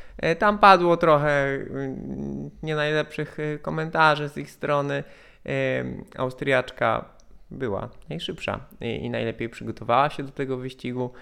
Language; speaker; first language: Polish; native; Polish